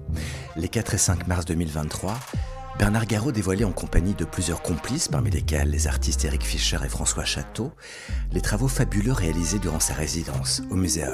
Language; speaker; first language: French; native; French